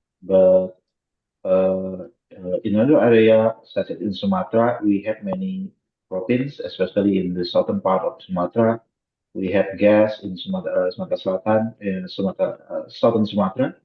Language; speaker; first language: English; non-native, fluent; Indonesian